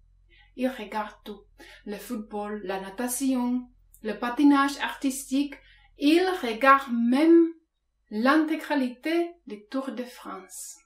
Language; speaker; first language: French; non-native, fluent; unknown